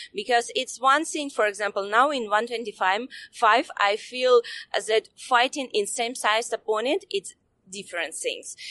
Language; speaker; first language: English; non-native, fluent; Russian